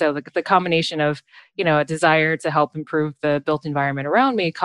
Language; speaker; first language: English; native; English